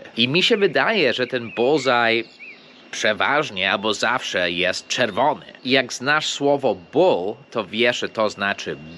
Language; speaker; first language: Polish; early bilingual, heritage; Polish